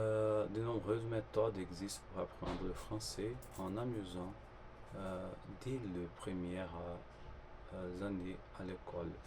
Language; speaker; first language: French; non-native, fluent; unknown